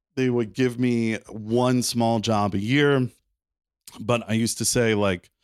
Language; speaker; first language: English; native; English